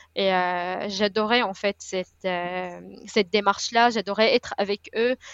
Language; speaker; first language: French; non-native, fluent; Arabic